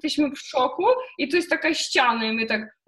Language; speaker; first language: Polish; non-native, fluent; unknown